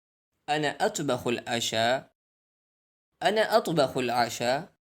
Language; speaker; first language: Arabic; non-native, fluent; Urdu